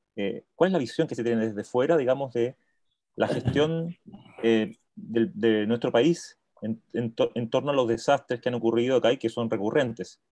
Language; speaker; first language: Spanish; non-native, fluent; Italian